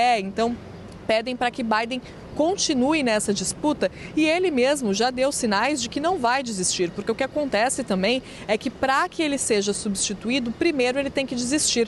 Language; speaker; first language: Portuguese; native; Portuguese